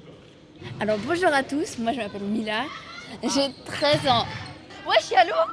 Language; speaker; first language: French; native; French